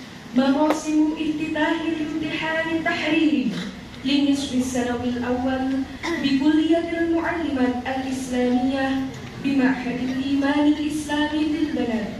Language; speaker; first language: Arabic; non-native, learner; Indonesian